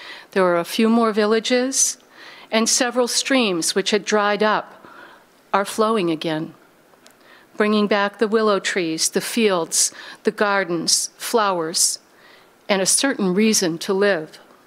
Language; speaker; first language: English; native; English